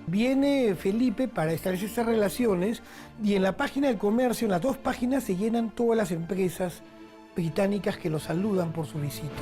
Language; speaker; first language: Spanish; native; Spanish